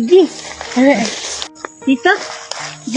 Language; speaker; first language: Filipino; non-native, local second language; Cebuano